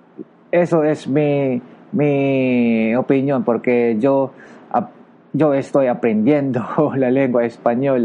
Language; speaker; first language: Spanish; non-native, learner; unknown